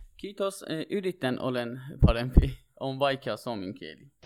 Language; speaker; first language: Finnish; non-native, learner; Persian